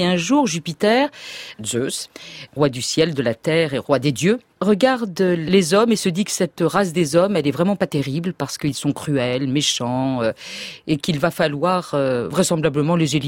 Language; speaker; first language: French; native; French